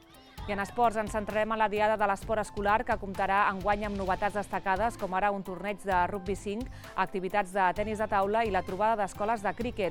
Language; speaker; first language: Catalan; native; Catalan